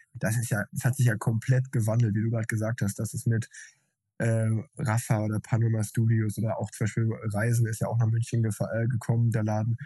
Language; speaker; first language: German; native; German